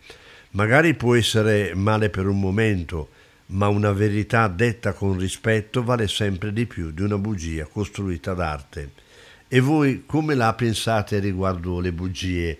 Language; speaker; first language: Italian; native; Italian